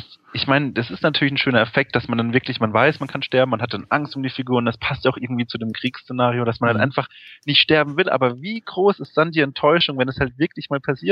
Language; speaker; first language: German; native; German